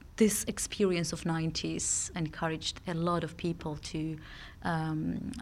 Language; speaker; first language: English; non-native, fluent; Georgian